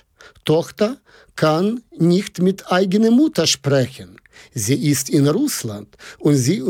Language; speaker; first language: German; non-native, learner; Ukrainian